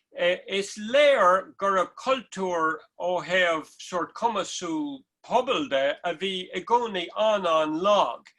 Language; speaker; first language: Irish; non-native, local second language; English